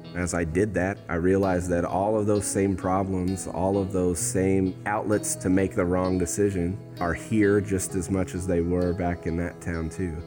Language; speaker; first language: English; native; English